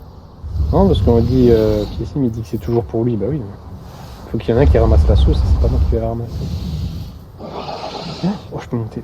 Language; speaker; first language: French; native; French